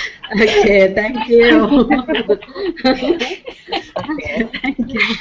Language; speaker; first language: English; non-native, learner; Thai